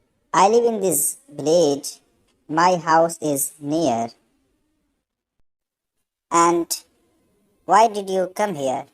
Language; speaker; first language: English; non-native, learner; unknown